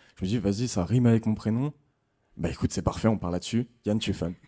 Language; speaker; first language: French; native; French